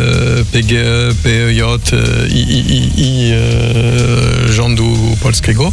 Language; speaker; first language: Polish; non-native, learner; French